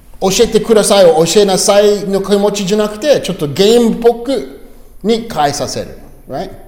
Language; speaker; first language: Japanese; non-native, learner; English